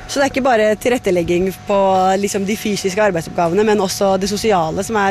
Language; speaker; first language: Norwegian; native; Norwegian